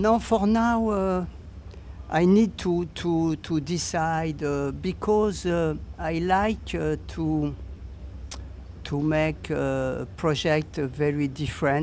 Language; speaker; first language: English; non-native, learner; French